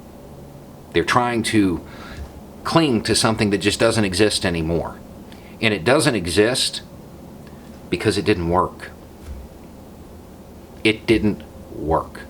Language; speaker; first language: English; native; English